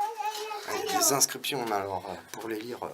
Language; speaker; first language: French; native; French